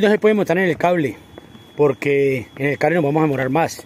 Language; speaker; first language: Spanish; native; Spanish